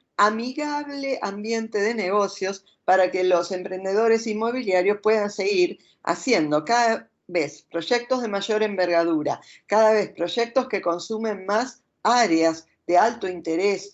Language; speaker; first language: Spanish; native; Spanish